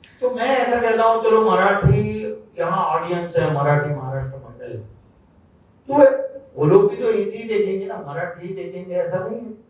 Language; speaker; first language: Hindi; non-native, local second language; Gujarati